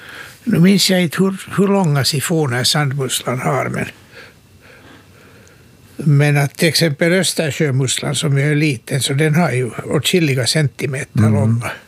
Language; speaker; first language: Swedish; native; Swedish